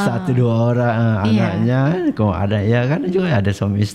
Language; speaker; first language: Indonesian; native; Indonesian